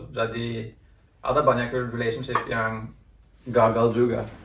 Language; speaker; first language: Indonesian; non-native, fluent; Norwegian